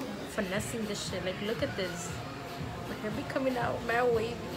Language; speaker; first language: English; early bilingual, other home language; Spanish